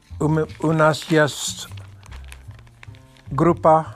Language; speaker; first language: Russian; non-native, learner; English